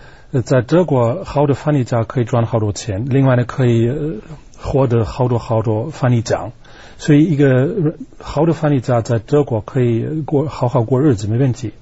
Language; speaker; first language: Chinese; non-native, fluent; German